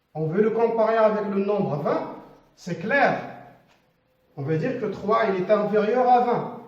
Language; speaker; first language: French; non-native, local second language; Arabic